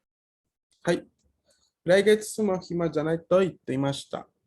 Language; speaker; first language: Japanese; non-native, fluent; Spanish